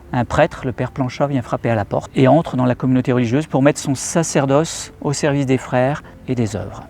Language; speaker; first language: French; native; French